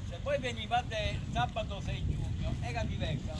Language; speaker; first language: Italian; native; Italian